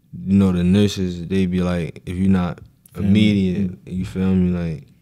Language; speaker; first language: English; native; English